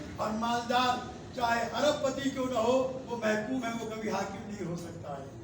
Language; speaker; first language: Urdu; non-native, local second language; Sindhi